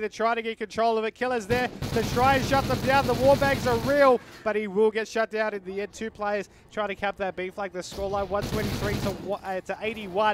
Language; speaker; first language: English; native; English